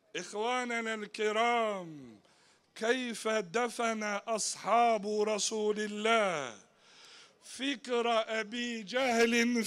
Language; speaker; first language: Arabic; non-native, fluent; Turkish